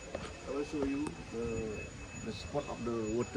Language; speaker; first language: English; non-native, learner; Balinese